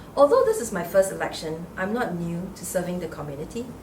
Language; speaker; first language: English; non-native, local second language; Chinese